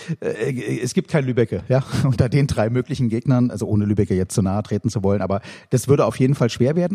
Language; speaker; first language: German; native; German